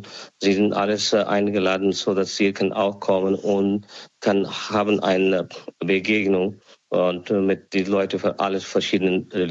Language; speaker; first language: German; non-native, learner; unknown